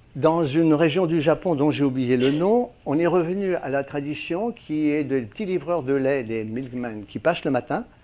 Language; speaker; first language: French; native; French